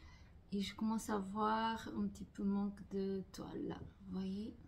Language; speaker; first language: French; non-native, fluent; Portuguese